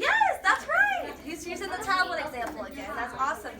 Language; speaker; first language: English; native; English